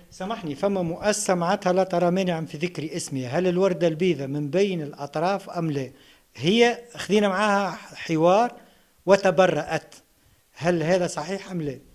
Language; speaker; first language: Arabic; native; Arabic